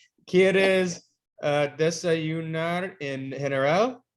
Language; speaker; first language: Spanish; non-native, learner; English